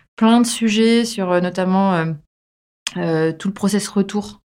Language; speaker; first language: French; native; French